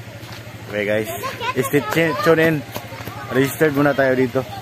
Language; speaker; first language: Filipino; early bilingual, heritage; Filipino